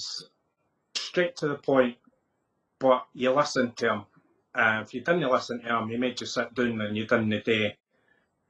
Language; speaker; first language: English; native; English